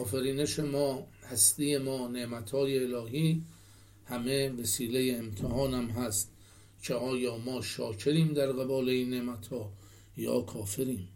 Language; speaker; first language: Persian; native; Persian